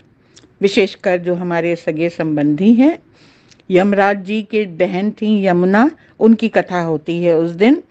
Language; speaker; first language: Hindi; native; Hindi